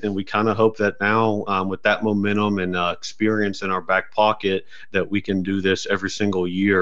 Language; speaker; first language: English; native; English